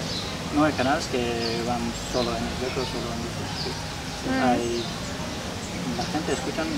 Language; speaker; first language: Spanish; non-native, learner; Uzbek